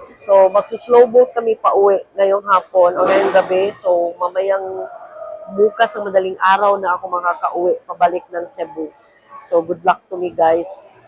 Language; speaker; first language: Filipino; non-native, local second language; Cebuano